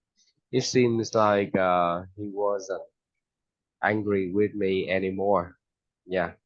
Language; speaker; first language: English; non-native, fluent; Vietnamese